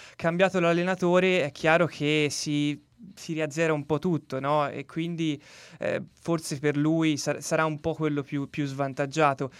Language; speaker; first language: Italian; native; Italian